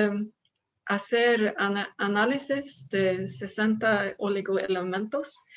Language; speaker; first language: Spanish; non-native, fluent; Swedish